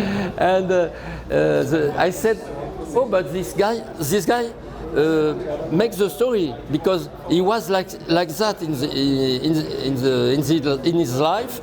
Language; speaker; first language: English; non-native, fluent; French